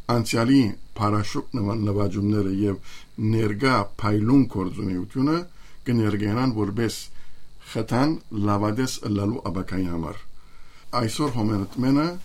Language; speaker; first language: Armenian; native; Armenian